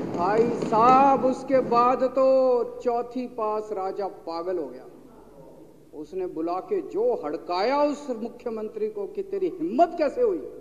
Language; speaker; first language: Hindi; native; Hindi